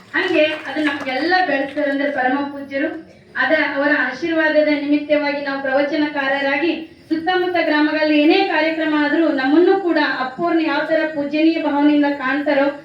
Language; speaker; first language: Kannada; native; Kannada